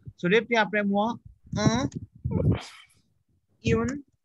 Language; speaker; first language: French; non-native, fluent; Hindi